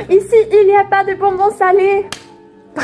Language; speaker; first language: French; non-native, fluent; Swedish